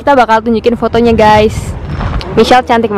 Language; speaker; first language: Indonesian; native; Indonesian